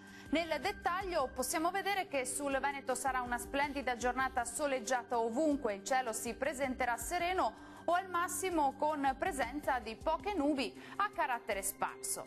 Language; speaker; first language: Italian; native; Italian